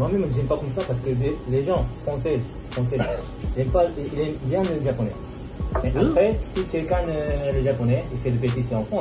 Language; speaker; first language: French; non-native, learner; Japanese